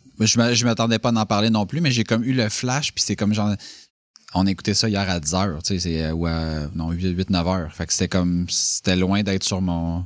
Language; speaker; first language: French; native; French